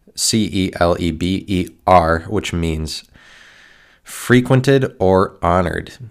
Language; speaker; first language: English; native; English